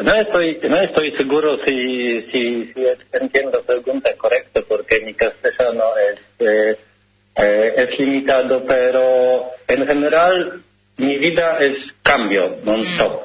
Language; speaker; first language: Spanish; non-native, learner; Polish